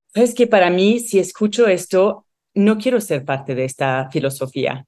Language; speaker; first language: Spanish; non-native, fluent; Arabic